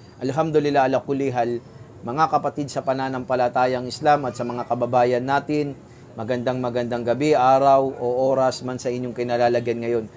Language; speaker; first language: Filipino; native; Filipino